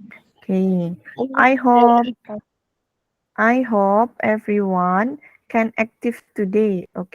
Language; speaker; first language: English; non-native, fluent; Indonesian